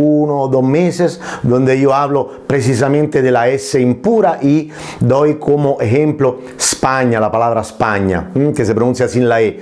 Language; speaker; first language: Spanish; non-native, fluent; Italian